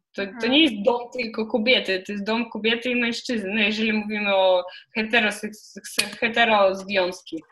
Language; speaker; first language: Polish; non-native, fluent; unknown